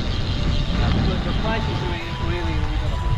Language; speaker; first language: English; non-native, learner; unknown